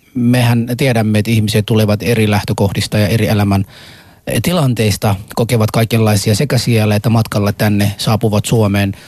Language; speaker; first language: Finnish; non-native, fluent; Persian